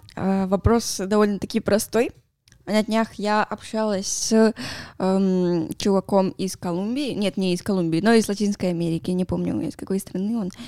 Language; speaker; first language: Russian; non-native, fluent; Spanish